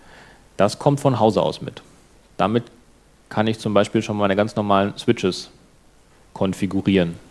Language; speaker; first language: German; native; German